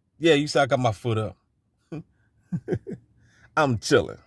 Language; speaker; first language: English; native; English